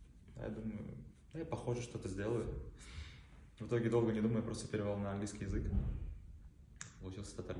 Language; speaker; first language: Russian; non-native, local second language; Tatar